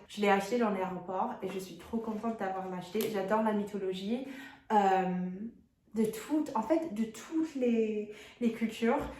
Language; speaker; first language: French; non-native, fluent; English